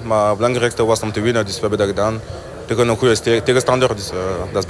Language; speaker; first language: Dutch; non-native, local second language; French